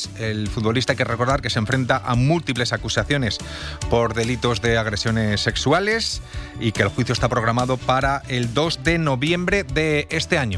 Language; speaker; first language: Spanish; native; Spanish